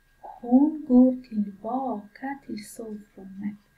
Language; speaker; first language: Swedish; non-native, fluent; Pashto